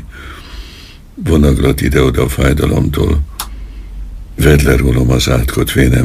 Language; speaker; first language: Hungarian; native; Hungarian